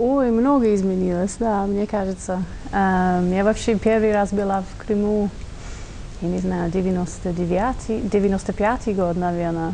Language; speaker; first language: Russian; non-native, fluent; English